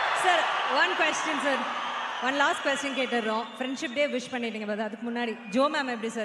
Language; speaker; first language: Tamil; native; Tamil